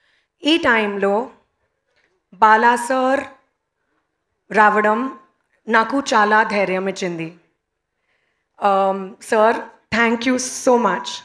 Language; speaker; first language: Telugu; non-native, local second language; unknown